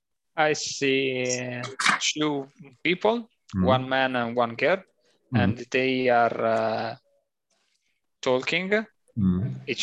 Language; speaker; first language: English; non-native, learner; Italian